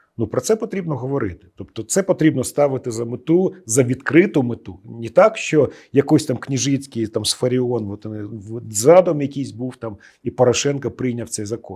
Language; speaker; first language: Ukrainian; non-native, local second language; Russian